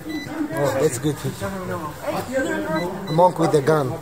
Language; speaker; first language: English; non-native, fluent; Tibetan